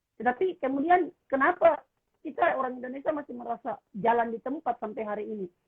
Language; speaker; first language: Indonesian; native; Indonesian